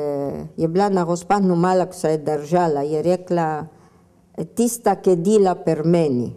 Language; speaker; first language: Slovenian; early bilingual, heritage; Slovenian